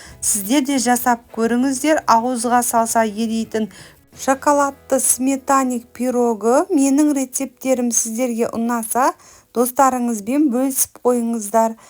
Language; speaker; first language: Kazakh; native; Kazakh